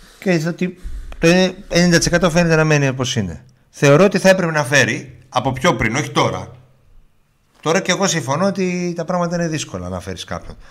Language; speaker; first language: Greek; early bilingual, heritage; Greek